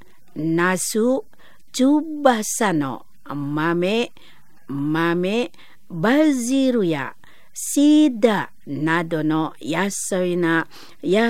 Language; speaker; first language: Japanese; non-native, fluent; Indonesian